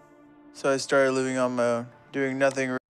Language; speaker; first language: English; native; English